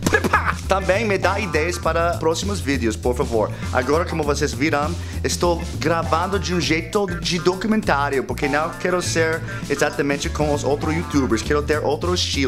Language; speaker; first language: Portuguese; non-native, fluent; English